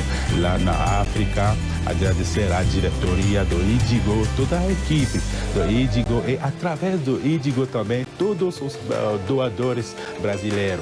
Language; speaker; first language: Portuguese; non-native, fluent; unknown